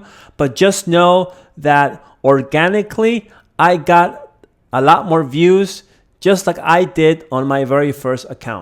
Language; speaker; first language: English; native; English